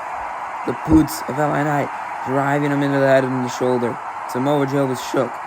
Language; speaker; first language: English; native; English